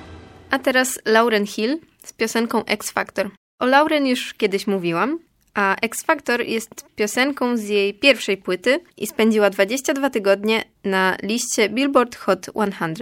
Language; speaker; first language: Polish; native; Polish